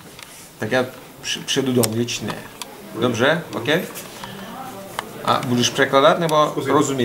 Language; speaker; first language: Czech; non-native, learner; Russian